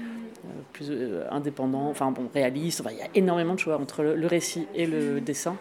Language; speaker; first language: French; native; French